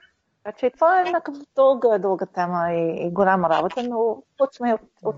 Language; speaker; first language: Bulgarian; early bilingual, heritage; Bulgarian